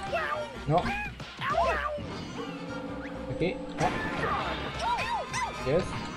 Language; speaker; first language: English; non-native, learner; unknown